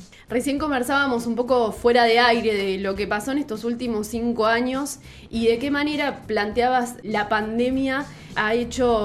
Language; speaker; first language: Spanish; native; Spanish